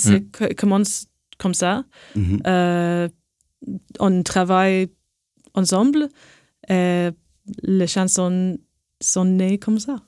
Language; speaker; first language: French; non-native, learner; English